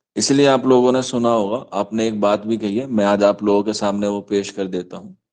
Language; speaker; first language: Urdu; native; Urdu